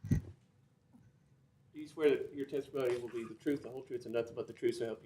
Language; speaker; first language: English; native; English